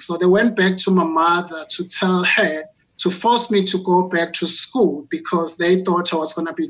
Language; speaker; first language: English; non-native, local second language; Zulu